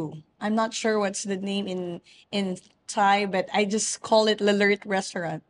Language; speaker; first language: English; non-native, fluent; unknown